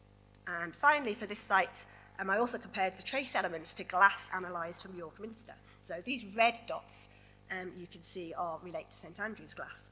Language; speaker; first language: English; native; English